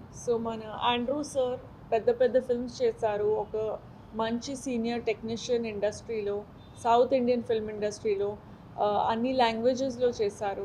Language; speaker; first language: Telugu; non-native, learner; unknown